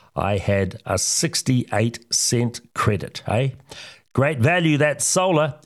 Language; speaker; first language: English; native; English